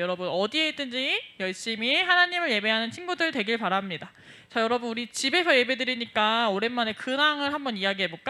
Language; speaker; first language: Korean; native; Korean